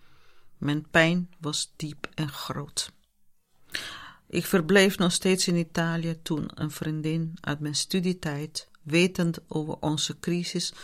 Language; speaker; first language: Dutch; non-native, fluent; Italian